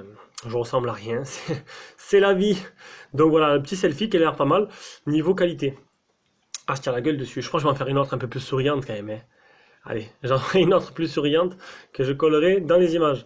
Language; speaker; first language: French; native; French